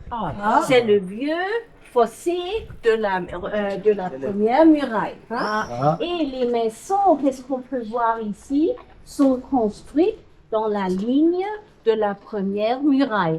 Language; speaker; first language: French; non-native, fluent; German